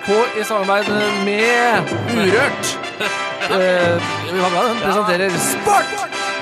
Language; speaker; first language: Norwegian; native; Norwegian